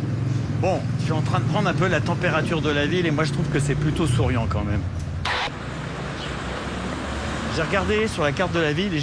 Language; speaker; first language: French; native; French